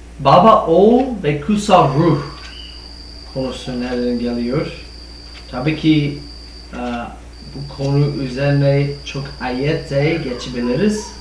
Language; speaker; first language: Turkish; non-native, fluent; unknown